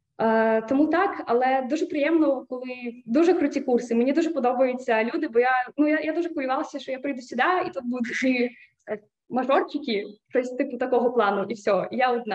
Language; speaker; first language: Ukrainian; native; Ukrainian